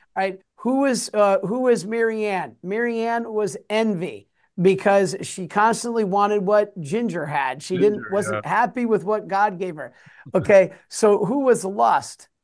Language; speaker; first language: English; native; English